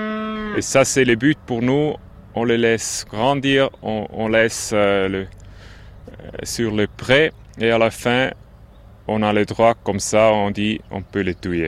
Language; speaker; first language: French; non-native, local second language; German